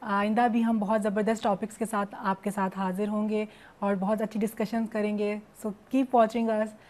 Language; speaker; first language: Urdu; native; Urdu